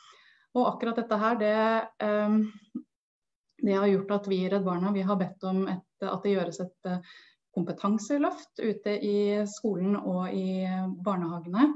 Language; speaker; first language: Norwegian; native; Norwegian